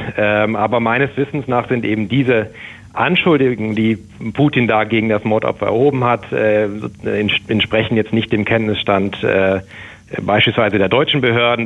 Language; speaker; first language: German; native; German